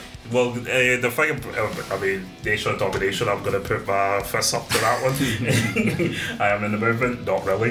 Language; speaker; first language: English; native; English